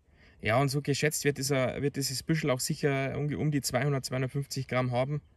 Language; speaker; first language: German; native; German